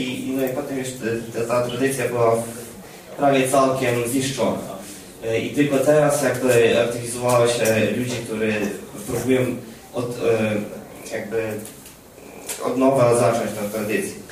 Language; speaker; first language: Polish; non-native, fluent; Ukrainian